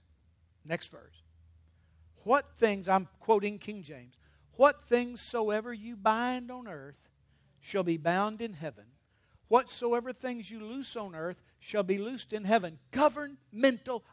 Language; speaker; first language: English; native; English